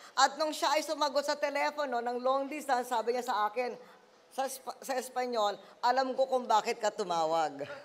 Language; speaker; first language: Filipino; native; Filipino